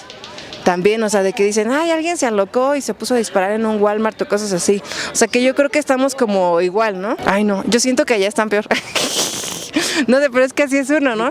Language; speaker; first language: Spanish; native; Spanish